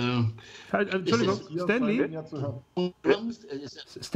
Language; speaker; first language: German; native; German